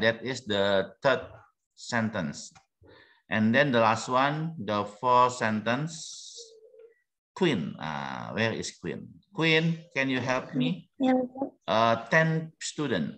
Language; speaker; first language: English; non-native, learner; Indonesian